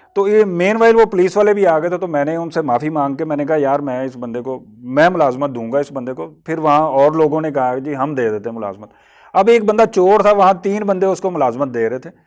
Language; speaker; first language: Urdu; non-native, local second language; Punjabi